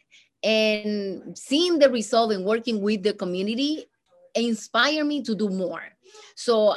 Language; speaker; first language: English; non-native, fluent; Spanish